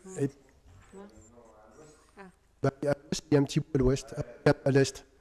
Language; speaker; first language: French; native; French